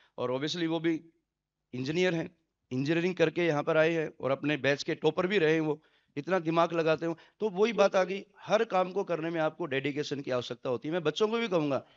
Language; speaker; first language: Hindi; native; Hindi